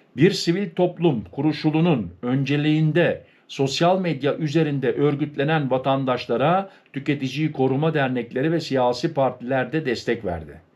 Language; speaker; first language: Turkish; early bilingual, heritage; Turkish